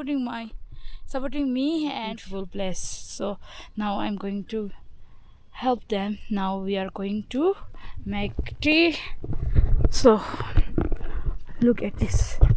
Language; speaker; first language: English; non-native, learner; Tibetan